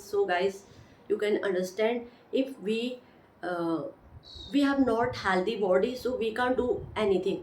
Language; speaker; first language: English; non-native, learner; Hindi